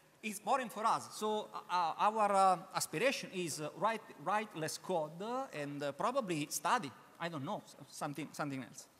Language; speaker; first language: English; non-native, learner; Italian